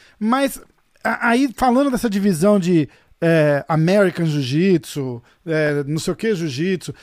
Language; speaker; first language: Portuguese; native; Portuguese